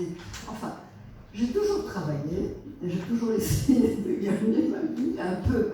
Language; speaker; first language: French; non-native, fluent; Polish